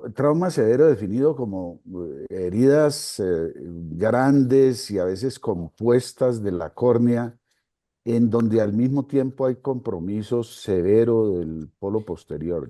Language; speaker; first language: Spanish; native; Spanish